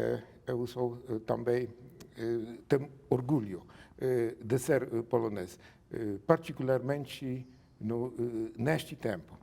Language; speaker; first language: Portuguese; non-native, learner; Polish